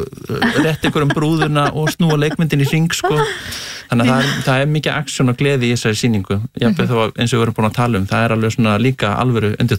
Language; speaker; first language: Icelandic; native; Icelandic